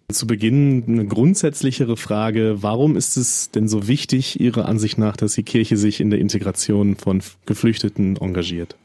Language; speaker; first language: German; native; German